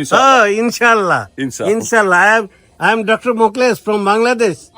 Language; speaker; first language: English; non-native, learner; Bangla